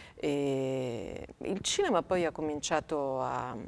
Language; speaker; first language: Italian; native; Italian